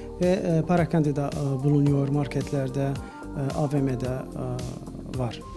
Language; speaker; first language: Turkish; non-native, learner; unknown